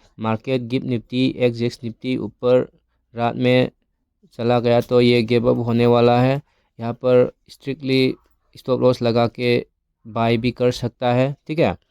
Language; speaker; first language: Hindi; non-native, local second language; Manipuri